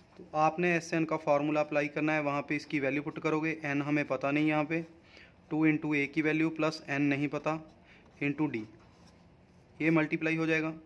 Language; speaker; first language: Hindi; non-native, local second language; Punjabi